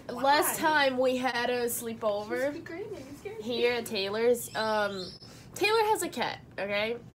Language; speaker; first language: English; non-native, fluent; Portuguese